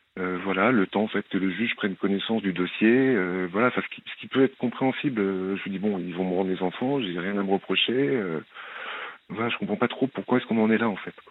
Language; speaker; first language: French; native; French